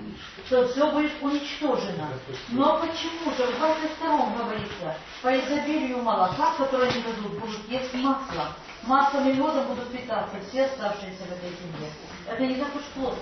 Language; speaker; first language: Russian; native; Russian